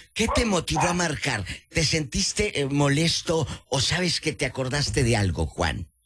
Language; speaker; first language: Spanish; native; Spanish